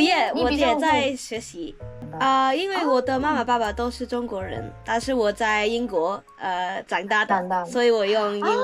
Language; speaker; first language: Chinese; early bilingual, heritage; English